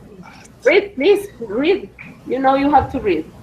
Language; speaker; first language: English; non-native, fluent; Spanish